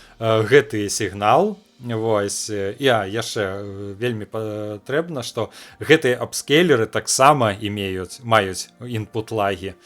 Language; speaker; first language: Belarusian; non-native, local second language; Russian